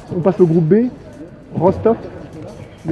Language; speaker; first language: French; native; French